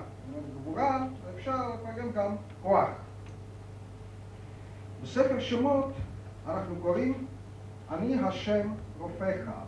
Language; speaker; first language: Hebrew; non-native, fluent; Czech